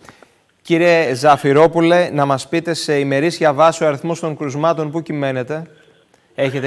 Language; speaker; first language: Greek; native; Greek